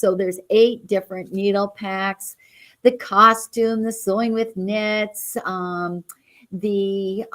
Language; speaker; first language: English; native; English